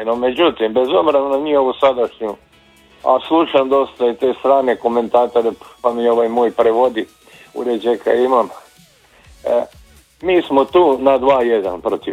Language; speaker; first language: Serbian; native; Serbian